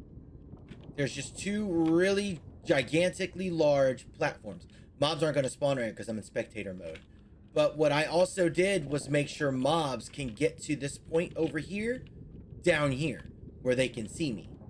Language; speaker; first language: English; native; English